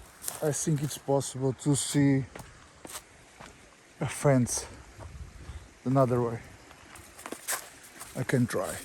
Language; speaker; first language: English; non-native, learner; Portuguese